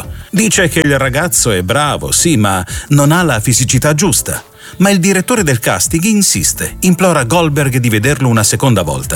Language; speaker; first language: Italian; native; Italian